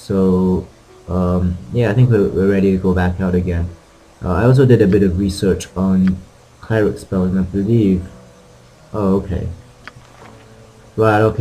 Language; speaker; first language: English; native; English